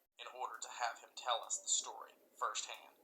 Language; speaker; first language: English; native; English